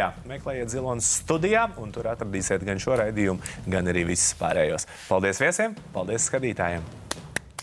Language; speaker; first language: Latvian; non-native, local second language; Russian